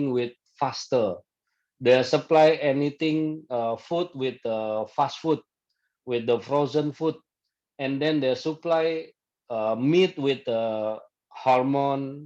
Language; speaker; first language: English; non-native, fluent; Indonesian